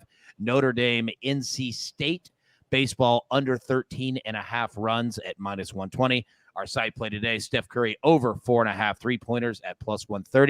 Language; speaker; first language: English; native; English